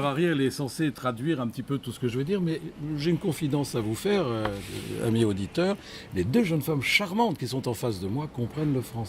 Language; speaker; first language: French; native; French